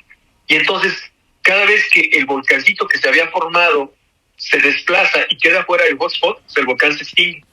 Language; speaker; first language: Spanish; native; Spanish